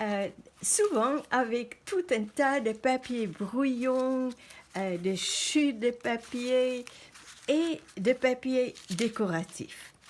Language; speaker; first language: French; non-native, fluent; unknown